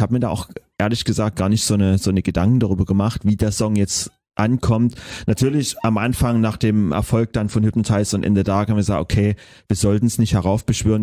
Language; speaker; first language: German; native; German